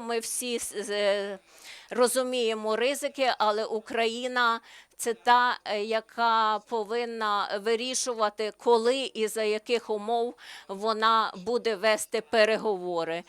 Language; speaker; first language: Ukrainian; non-native, learner; Slovenian